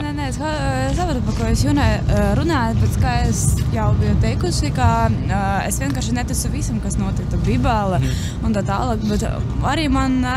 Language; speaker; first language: Latvian; non-native, local second language; Russian